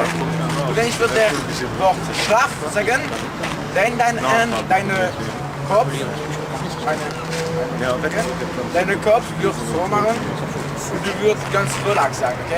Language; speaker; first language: German; non-native, learner; French